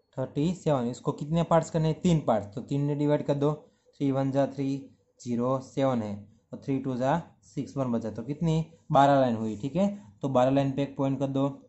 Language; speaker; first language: Hindi; non-native, local second language; Gujarati